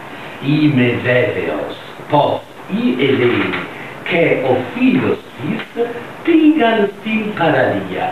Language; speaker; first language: Greek; non-native, learner; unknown